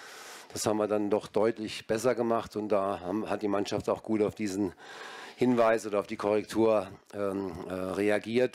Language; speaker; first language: German; native; German